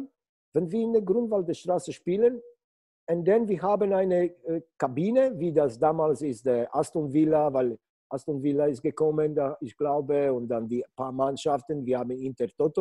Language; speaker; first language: German; non-native, learner; Polish